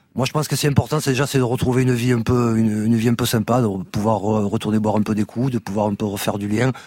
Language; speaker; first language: French; native; French